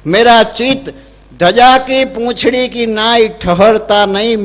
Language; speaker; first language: Hindi; non-native, local second language; Gujarati